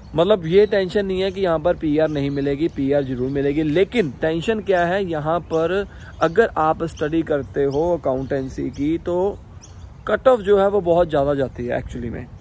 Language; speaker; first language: Hindi; native; Hindi